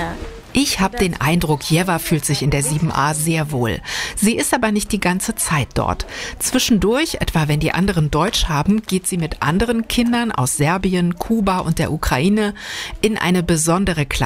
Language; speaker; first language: German; native; German